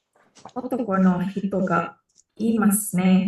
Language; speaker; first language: Japanese; non-native, learner; Indonesian